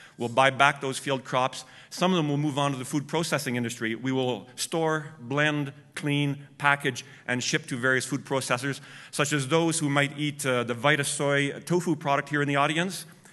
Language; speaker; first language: English; native; English